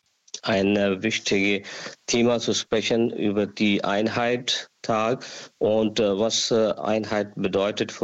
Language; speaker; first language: German; non-native, learner; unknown